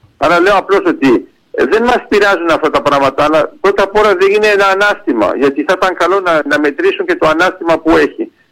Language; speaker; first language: Greek; early bilingual, heritage; Greek